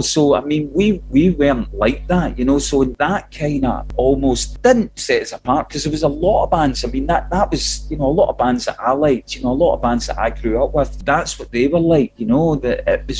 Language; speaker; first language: English; native; English